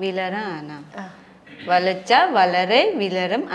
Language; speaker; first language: Malayalam; non-native, learner; Nepali